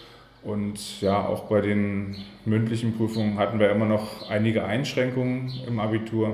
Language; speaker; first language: German; native; German